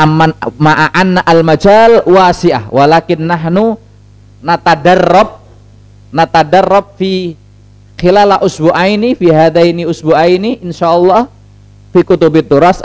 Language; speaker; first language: Arabic; non-native, fluent; Indonesian